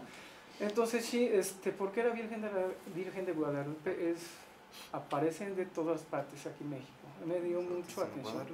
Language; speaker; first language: Spanish; non-native, learner; Japanese